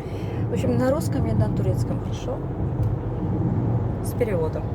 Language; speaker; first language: Russian; non-native, local second language; Kyrgyz